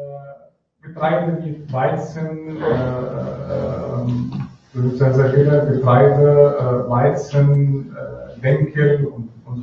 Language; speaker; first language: German; non-native, fluent; Arabic